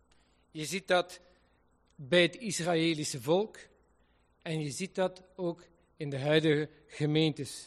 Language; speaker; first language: Dutch; native; Dutch